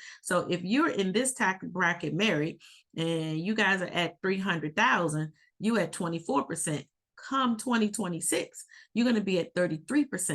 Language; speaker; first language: English; native; English